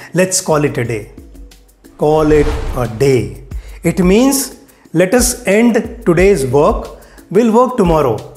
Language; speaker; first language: Hindi; native; Hindi